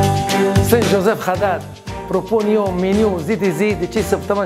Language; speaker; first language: Romanian; non-native, learner; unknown